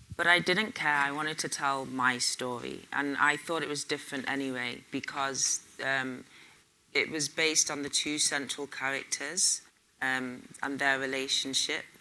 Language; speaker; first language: English; native; English